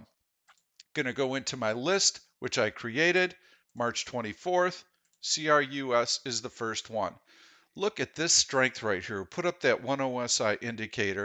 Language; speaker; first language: English; native; English